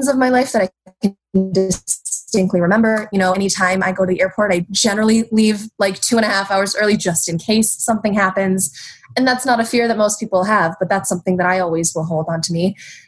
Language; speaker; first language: English; native; English